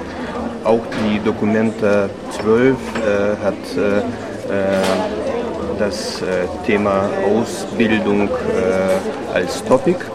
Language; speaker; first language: German; non-native, fluent; Russian